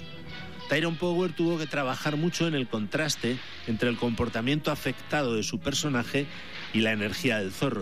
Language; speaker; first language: Spanish; native; Spanish